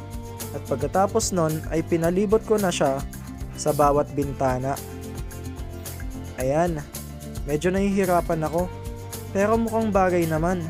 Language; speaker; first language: Filipino; native; Filipino